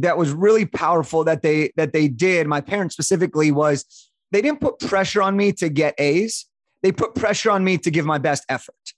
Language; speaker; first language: English; native; English